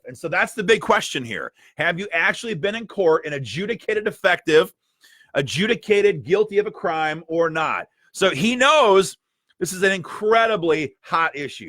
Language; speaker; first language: English; native; English